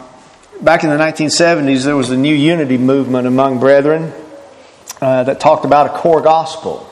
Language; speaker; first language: English; native; English